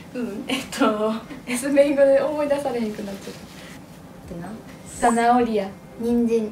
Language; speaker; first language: Spanish; non-native, learner; Japanese